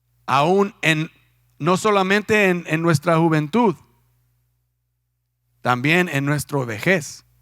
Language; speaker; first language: Spanish; non-native, fluent; English